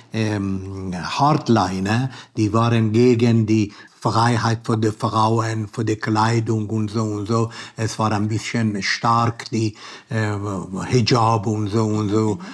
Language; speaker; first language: German; non-native, learner; Persian